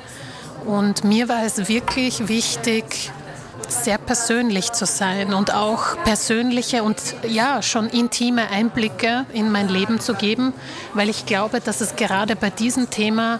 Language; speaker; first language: German; early bilingual, other home language; Slovak